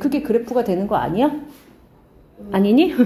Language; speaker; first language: Korean; native; Korean